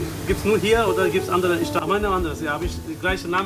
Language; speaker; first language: German; non-native, learner; Bangla